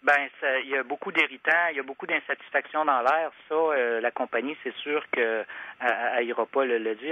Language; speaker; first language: French; native; French